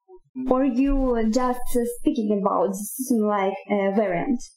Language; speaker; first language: English; non-native, learner; Russian